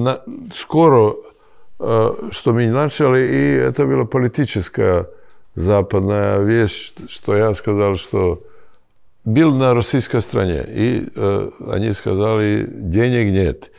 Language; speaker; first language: Russian; non-native, learner; Serbian